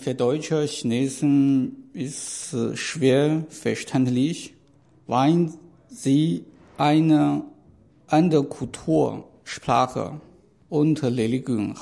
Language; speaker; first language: German; non-native, learner; Chinese